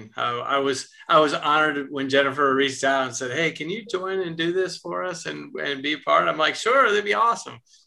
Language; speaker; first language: English; native; English